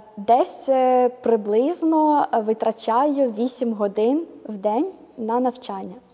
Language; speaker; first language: Ukrainian; native; Ukrainian